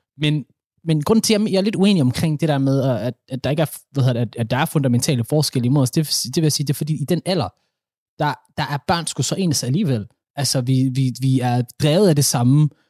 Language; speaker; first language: Danish; early bilingual, other home language; Somali